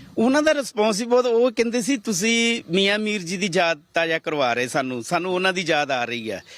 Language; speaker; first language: Punjabi; native; Punjabi